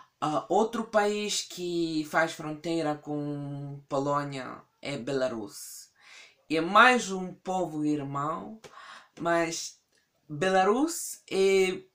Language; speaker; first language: Portuguese; non-native, fluent; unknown